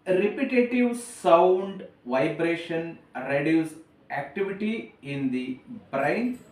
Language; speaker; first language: English; non-native, local second language; Kannada